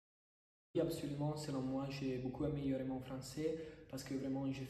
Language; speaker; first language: French; non-native, fluent; Italian